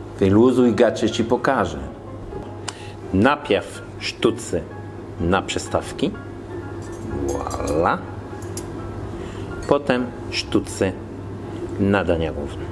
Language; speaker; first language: Polish; non-native, learner; French